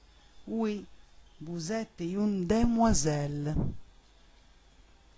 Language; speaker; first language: French; non-native, learner; Italian